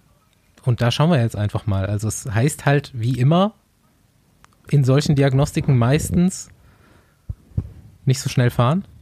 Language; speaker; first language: German; native; German